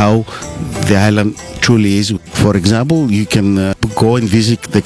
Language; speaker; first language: German; non-native, learner; Greek